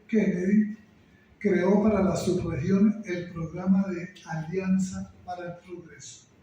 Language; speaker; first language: Spanish; native; Spanish